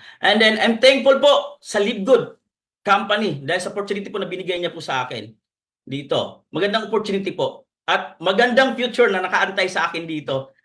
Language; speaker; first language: Filipino; non-native, local second language; Cebuano